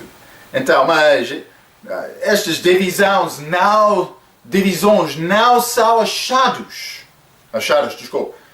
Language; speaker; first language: Portuguese; non-native, fluent; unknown